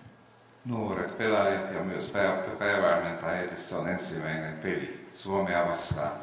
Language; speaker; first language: Finnish; non-native, fluent; Romanian